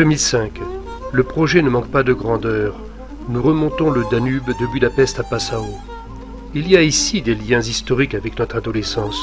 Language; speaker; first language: French; native; French